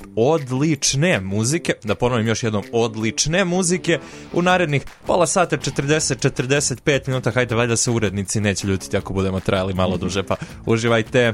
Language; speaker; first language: Serbian; native; Serbian